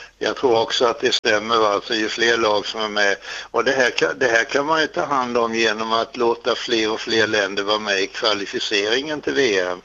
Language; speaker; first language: Swedish; native; Swedish